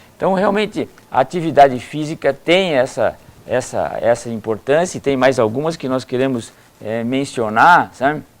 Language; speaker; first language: Portuguese; native; Portuguese